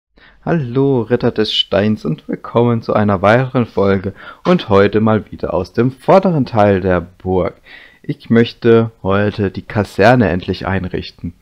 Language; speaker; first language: German; native; German